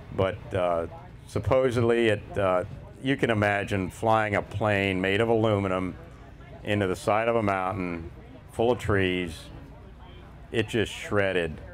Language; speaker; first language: English; native; English